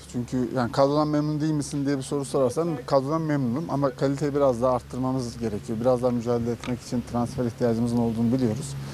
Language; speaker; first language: Turkish; native; Turkish